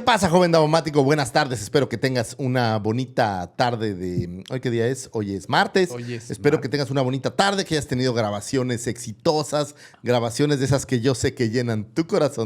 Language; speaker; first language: Spanish; native; Spanish